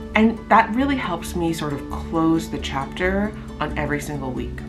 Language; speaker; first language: English; native; English